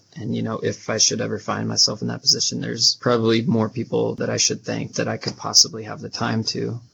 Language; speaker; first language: English; native; English